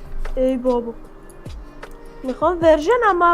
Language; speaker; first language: Persian; native; Persian